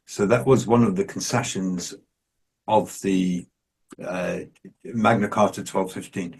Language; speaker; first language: English; native; English